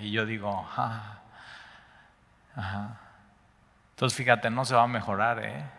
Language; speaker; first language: Spanish; native; Spanish